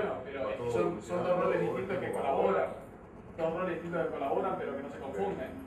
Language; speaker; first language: Spanish; native; Spanish